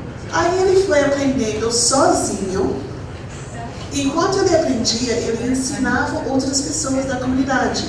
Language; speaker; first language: Portuguese; non-native, fluent; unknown